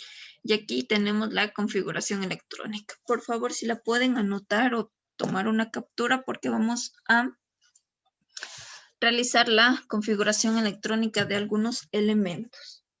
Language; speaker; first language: Spanish; native; Spanish